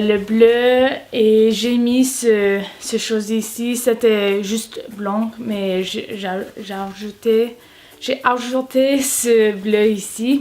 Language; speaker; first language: French; non-native, learner; English